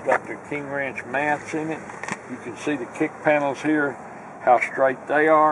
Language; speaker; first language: English; native; English